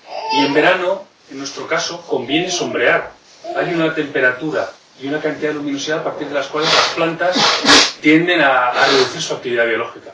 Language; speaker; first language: Spanish; native; Spanish